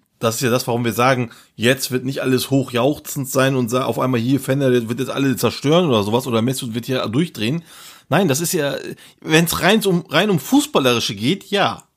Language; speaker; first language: German; early bilingual, other home language; Turkish